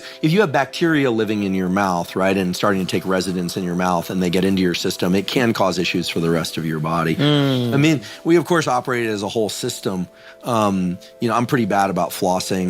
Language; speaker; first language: English; native; English